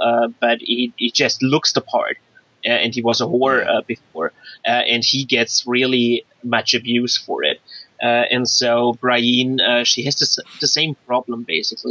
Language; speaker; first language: English; non-native, fluent; German